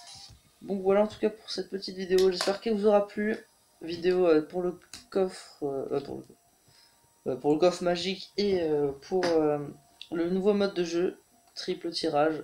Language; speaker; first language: French; native; French